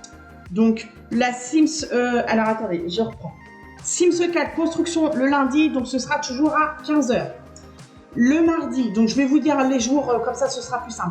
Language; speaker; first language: French; native; French